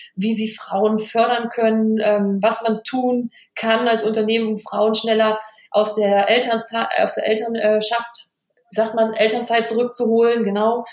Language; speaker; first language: German; native; German